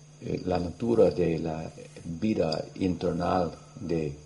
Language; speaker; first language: Spanish; non-native, learner; English